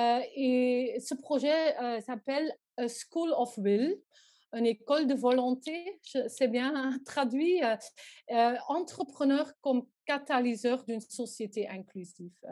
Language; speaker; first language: French; non-native, local second language; Dutch